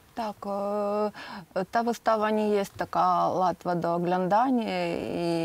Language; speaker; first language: Polish; non-native, learner; Ukrainian